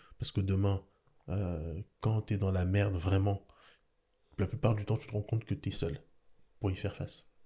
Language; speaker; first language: French; early bilingual, other home language; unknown